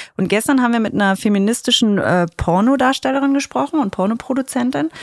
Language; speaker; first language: German; native; German